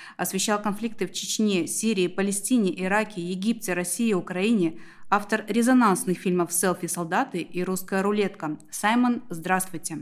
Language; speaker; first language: Russian; native; Russian